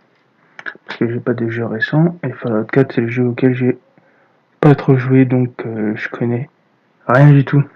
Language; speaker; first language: French; native; French